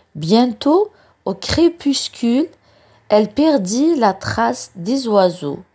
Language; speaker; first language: French; non-native, local second language; Arabic